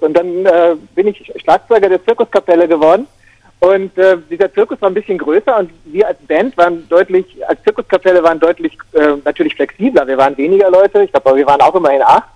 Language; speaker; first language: German; native; German